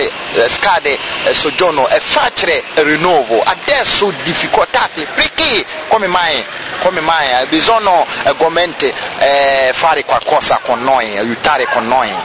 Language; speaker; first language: Italian; non-native, learner; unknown